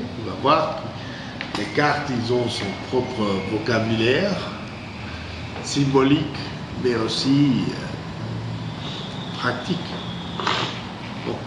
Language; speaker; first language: French; non-native, fluent; English